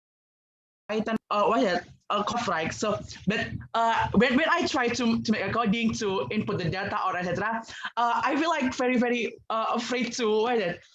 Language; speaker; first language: English; non-native, learner; Indonesian